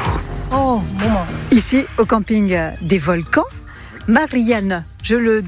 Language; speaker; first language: French; native; French